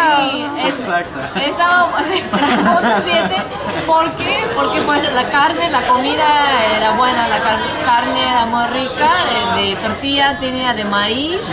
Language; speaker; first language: Spanish; non-native, fluent; Japanese